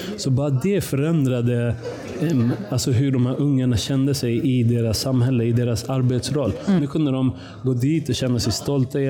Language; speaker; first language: Swedish; early bilingual, other home language; Persian